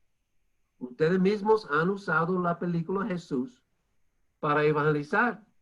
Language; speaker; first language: Spanish; non-native, fluent; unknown